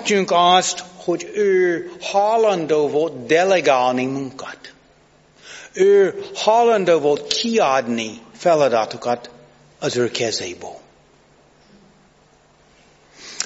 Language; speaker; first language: Hungarian; non-native, fluent; English